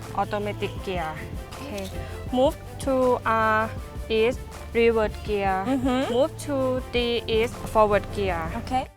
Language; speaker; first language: English; non-native, learner; Thai